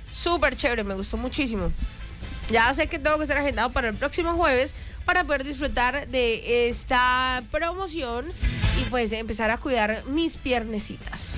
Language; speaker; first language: Spanish; native; Spanish